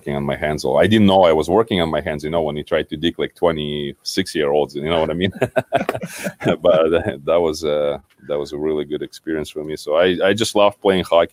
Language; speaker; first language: English; non-native, fluent; Kazakh